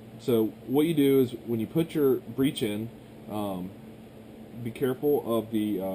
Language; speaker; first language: English; native; English